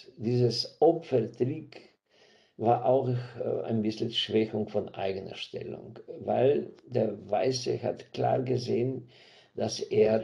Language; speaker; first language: German; non-native, fluent; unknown